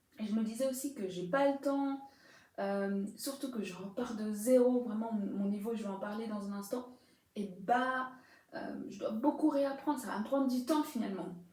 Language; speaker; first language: French; native; French